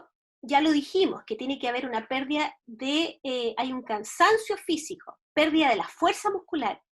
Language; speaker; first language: Spanish; native; Spanish